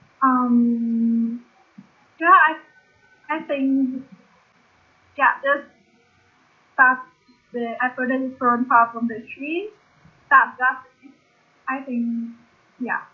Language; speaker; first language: English; non-native, learner; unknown